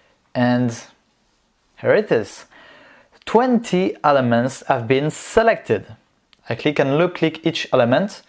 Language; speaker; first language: English; non-native, fluent; French